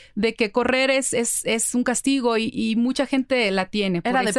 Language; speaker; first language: Spanish; native; Spanish